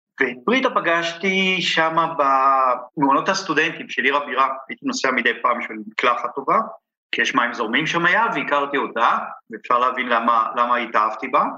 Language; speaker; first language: Hebrew; native; Hebrew